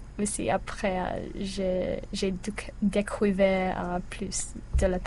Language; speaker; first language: French; non-native, learner; English